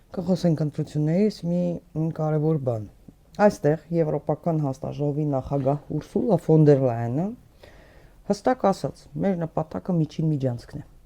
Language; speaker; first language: Armenian; native; Armenian